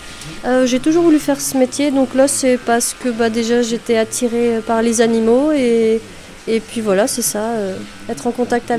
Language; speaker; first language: French; native; French